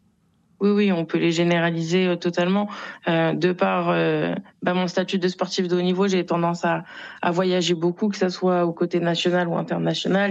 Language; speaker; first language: French; native; French